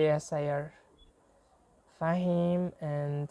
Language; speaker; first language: English; non-native, fluent; Bangla